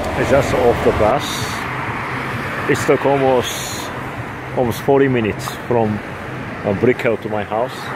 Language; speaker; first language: English; non-native, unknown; Japanese